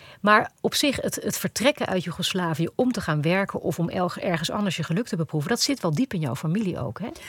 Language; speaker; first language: Dutch; native; Dutch